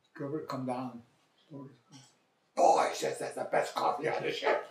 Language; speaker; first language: English; native; English